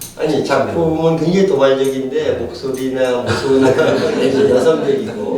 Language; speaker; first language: Korean; native; Korean